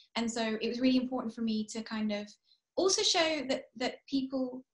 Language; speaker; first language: English; early bilingual, heritage; English